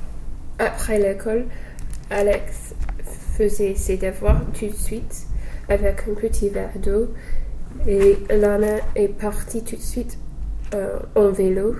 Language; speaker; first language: French; non-native, learner; English